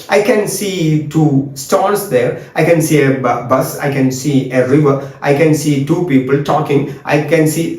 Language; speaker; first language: English; non-native, local second language; Malayalam